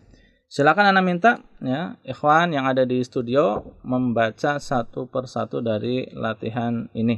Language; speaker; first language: Indonesian; native; Indonesian